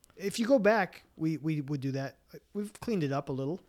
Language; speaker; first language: English; native; English